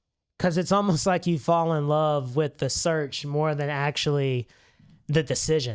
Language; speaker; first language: English; native; English